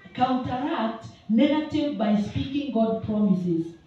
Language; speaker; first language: English; non-native, local second language; Swahili